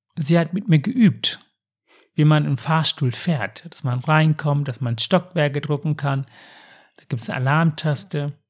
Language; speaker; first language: German; non-native, fluent; Tamil